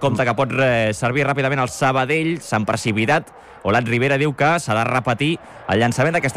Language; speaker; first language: Catalan; native; Catalan